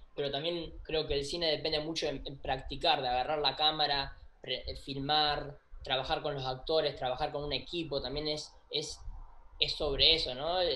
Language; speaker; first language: Spanish; native; Spanish